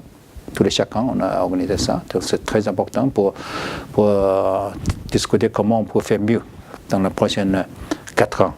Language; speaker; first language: French; non-native, learner; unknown